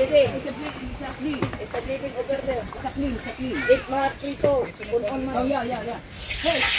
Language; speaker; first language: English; non-native, learner; Filipino